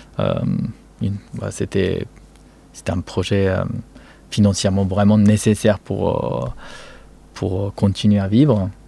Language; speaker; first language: French; non-native, fluent; Japanese